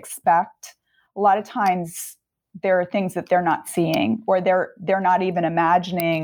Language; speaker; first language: English; native; English